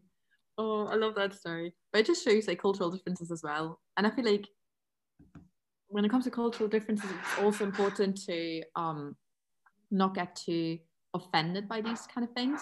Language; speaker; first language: English; non-native, fluent; German